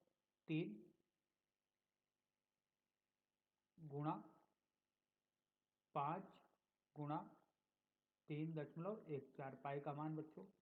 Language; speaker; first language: Hindi; native; Hindi